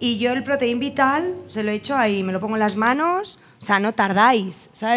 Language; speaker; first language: Spanish; native; Spanish